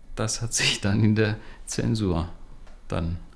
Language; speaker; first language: German; non-native, fluent; Romanian